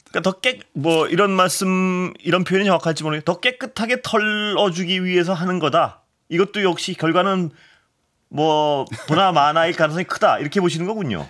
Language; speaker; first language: Korean; native; Korean